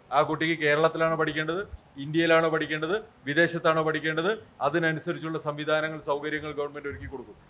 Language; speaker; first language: Malayalam; native; Malayalam